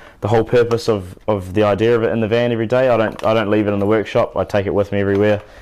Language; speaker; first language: English; native; English